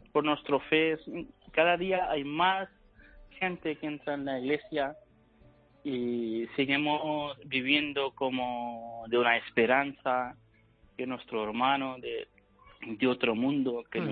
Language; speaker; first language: Spanish; non-native, learner; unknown